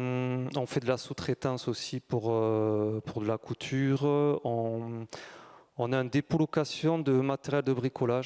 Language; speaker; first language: French; native; French